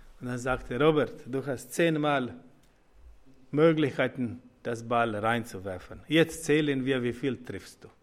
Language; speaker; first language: German; non-native, learner; Croatian